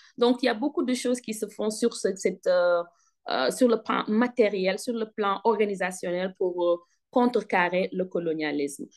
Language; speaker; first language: French; non-native, local second language; Wolof